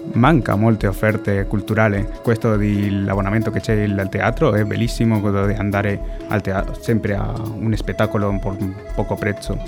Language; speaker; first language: Italian; non-native, learner; Spanish